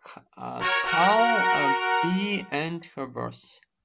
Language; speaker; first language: English; non-native, fluent; Russian